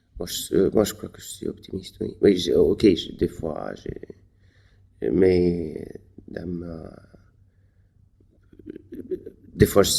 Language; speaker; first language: French; non-native, fluent; Romanian